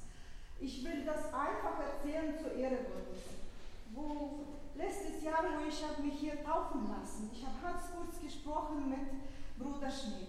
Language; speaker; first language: German; non-native, fluent; Russian